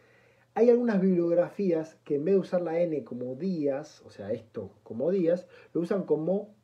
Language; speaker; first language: Spanish; native; Spanish